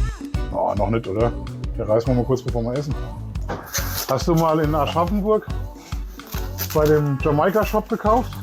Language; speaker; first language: German; native; German